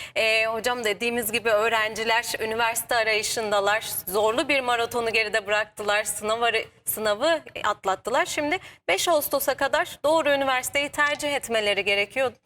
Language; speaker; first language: Turkish; native; Turkish